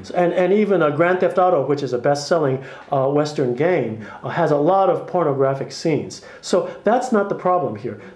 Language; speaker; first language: English; native; English